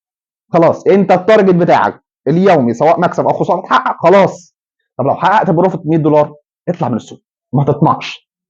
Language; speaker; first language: Arabic; native; Arabic